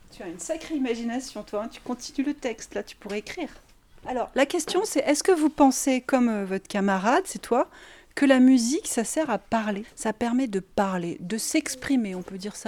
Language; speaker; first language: French; native; French